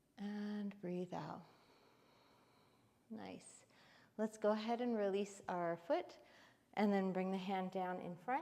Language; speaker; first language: English; native; English